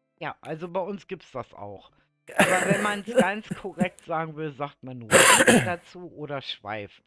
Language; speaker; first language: German; native; German